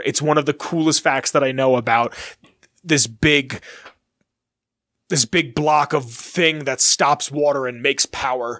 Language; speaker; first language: English; native; English